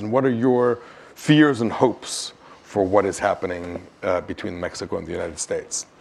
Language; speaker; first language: English; native; English